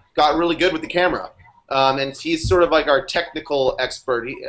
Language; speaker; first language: English; native; English